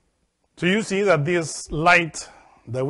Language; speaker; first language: English; non-native, fluent; Spanish